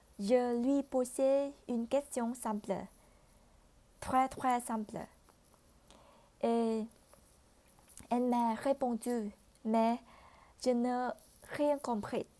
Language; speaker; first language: French; non-native, learner; Vietnamese